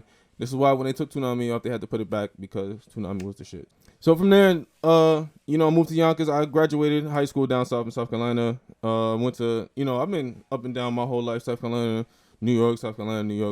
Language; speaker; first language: English; native; English